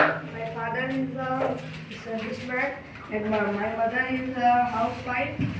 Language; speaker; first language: English; non-native, learner; Hindi